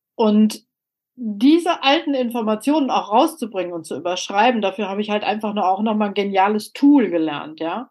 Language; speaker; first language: German; native; German